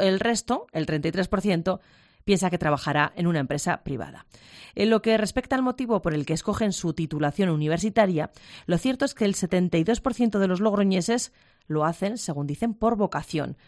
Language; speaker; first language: Spanish; native; Spanish